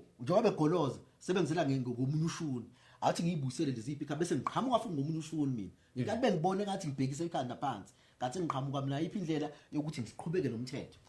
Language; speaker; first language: Zulu; native; Zulu